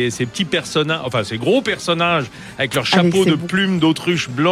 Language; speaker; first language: French; native; French